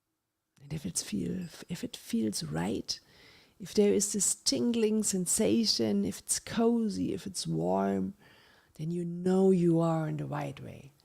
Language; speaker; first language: English; non-native, fluent; German